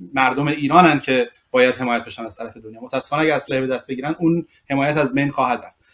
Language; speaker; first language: Persian; early bilingual, other home language; English